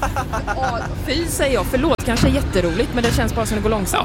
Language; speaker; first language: Swedish; native; Swedish